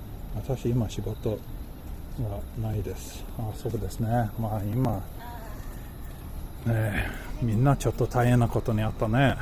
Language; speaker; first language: Japanese; non-native, learner; Swedish